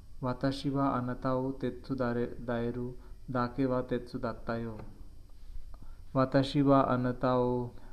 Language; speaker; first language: Japanese; non-native, learner; Hindi